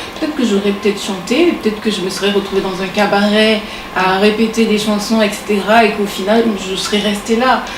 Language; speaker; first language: French; native; French